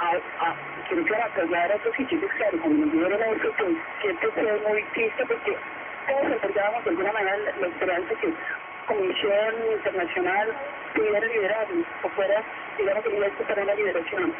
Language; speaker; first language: Spanish; native; Spanish